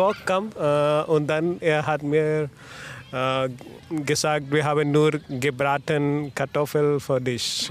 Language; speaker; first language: German; non-native, learner; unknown